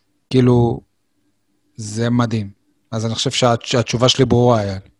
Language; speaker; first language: Hebrew; native; Hebrew